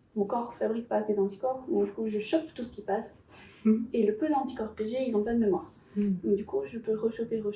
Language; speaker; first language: French; early bilingual, other home language; English